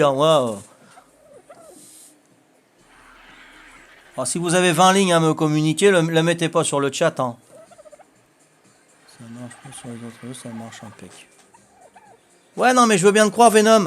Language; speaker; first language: French; native; French